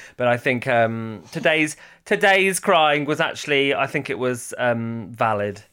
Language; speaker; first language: English; native; English